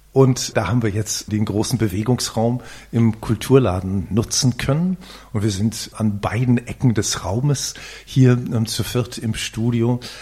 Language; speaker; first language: German; native; German